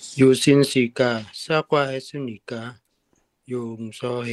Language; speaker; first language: Korean; non-native, learner; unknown